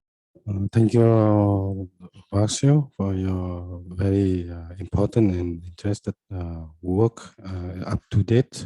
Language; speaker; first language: English; non-native, fluent; Vietnamese